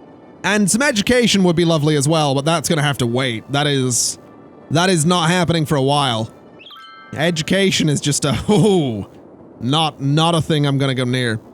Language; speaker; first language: English; native; English